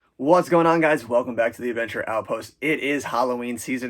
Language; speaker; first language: English; native; English